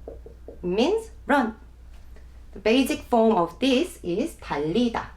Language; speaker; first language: English; non-native, fluent; Korean